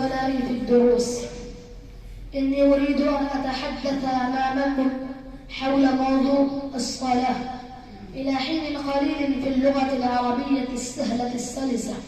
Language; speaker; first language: Arabic; non-native, fluent; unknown